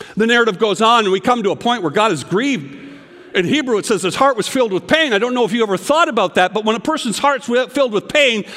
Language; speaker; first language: English; native; English